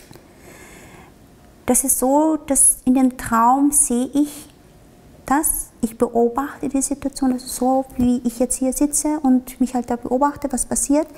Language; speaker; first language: German; early bilingual, other home language; Vietnamese